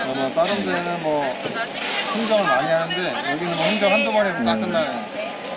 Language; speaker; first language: Korean; native; Korean